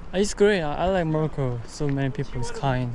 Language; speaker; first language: English; non-native, learner; Korean